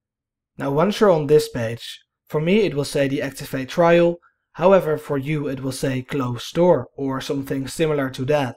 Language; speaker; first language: English; non-native, fluent; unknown